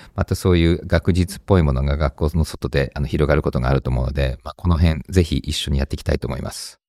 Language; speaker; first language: Japanese; early bilingual, heritage; Japanese